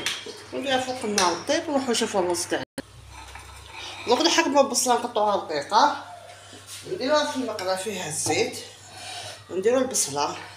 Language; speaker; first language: Arabic; native; Arabic